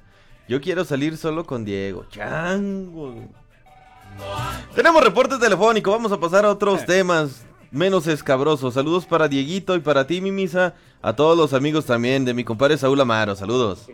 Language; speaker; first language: Spanish; native; Spanish